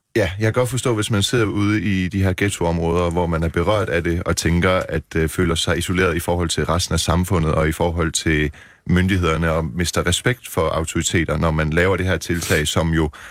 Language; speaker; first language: Danish; early bilingual, other home language; Persian